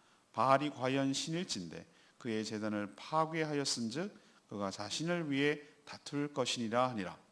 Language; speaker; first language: Korean; native; Korean